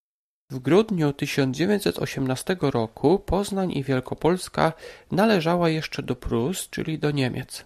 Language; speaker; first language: Polish; native; Polish